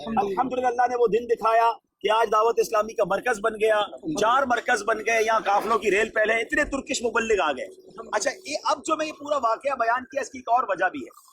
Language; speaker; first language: Urdu; native; Urdu